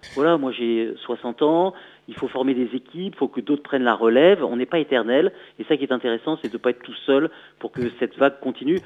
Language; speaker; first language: French; native; French